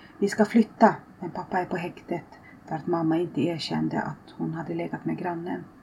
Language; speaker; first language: Swedish; early bilingual, other home language; Finnish